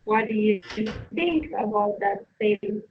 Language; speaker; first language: English; non-native, fluent; Spanish